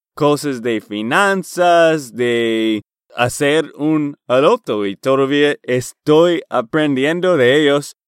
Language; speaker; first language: Spanish; non-native, learner; English